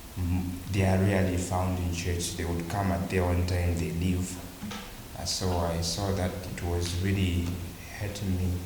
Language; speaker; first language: English; non-native, local second language; Bemba